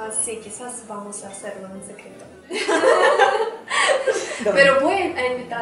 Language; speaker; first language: Spanish; non-native, fluent; Russian